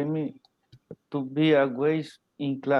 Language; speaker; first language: English; non-native, learner; Spanish